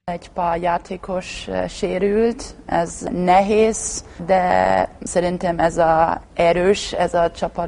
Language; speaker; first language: Hungarian; non-native, learner; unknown